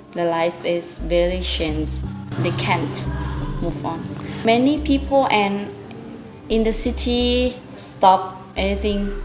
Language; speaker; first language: English; non-native, learner; Thai